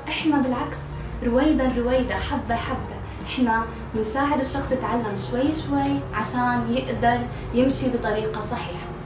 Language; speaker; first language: Arabic; native; Arabic